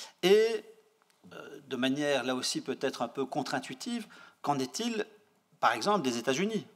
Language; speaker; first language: French; native; French